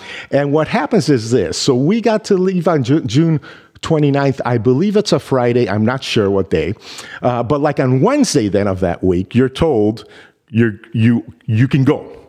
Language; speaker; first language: English; early bilingual, other home language; Spanish